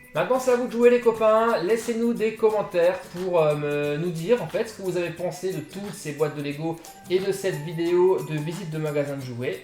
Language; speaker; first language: French; native; French